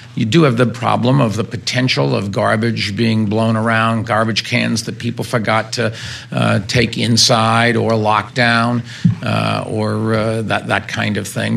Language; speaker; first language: English; native; English